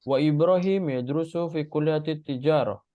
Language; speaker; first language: Arabic; non-native, fluent; Indonesian